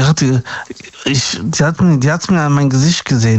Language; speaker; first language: German; native; German